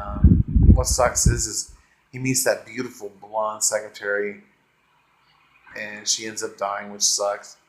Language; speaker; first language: English; native; English